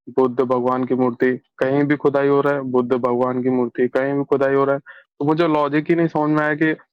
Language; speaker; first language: Hindi; native; Hindi